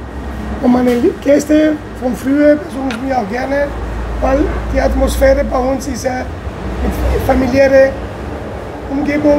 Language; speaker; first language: German; non-native, fluent; Italian